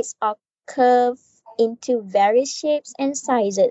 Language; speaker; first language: English; non-native, local second language; Malay